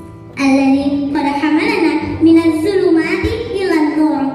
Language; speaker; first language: Arabic; non-native, learner; Indonesian